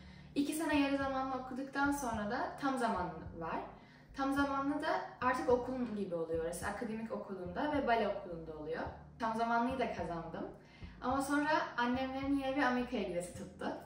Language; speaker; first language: Turkish; early bilingual, heritage; Turkish